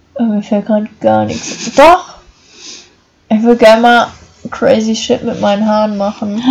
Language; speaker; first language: German; native; German